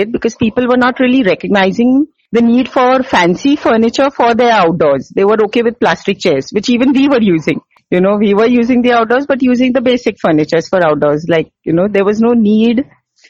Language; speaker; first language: English; non-native, local second language; Hindi